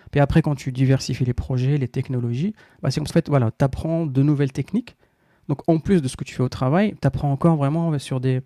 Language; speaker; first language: French; non-native, local second language; Arabic